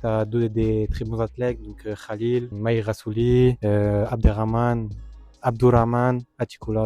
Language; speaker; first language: French; native; French